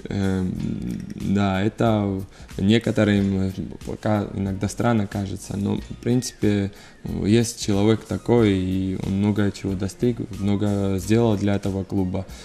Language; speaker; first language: Russian; non-native, learner; Georgian